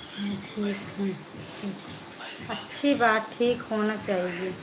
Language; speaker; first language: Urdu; non-native, local second language; Awadhi